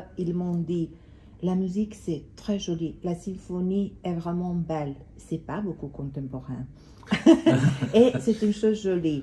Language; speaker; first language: French; non-native, learner; Serbian